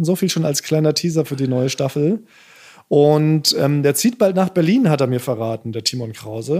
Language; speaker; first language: German; native; German